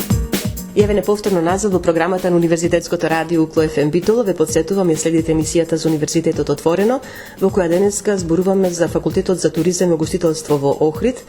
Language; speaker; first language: Macedonian; native; Macedonian